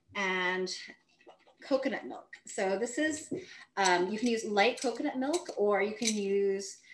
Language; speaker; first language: English; native; English